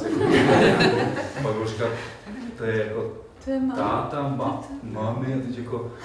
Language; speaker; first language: Czech; native; Czech